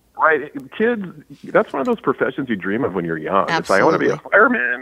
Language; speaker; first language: English; native; English